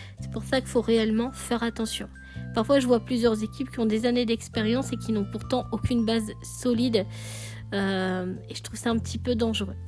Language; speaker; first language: French; native; French